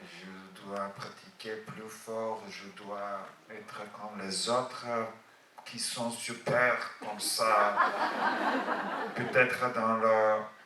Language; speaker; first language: French; non-native, fluent; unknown